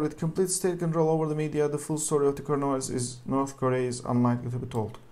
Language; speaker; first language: English; non-native, fluent; Turkish